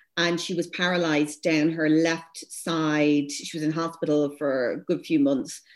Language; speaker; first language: English; native; English